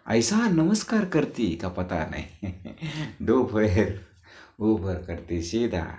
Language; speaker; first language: Hindi; non-native, local second language; Marathi